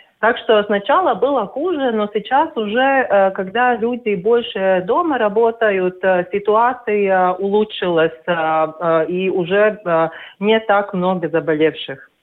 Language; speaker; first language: Russian; non-native, local second language; Latvian